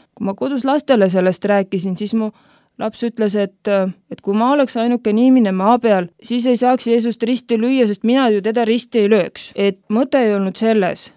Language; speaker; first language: Estonian; native; Estonian